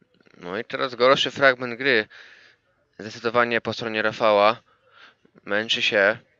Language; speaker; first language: Polish; native; Polish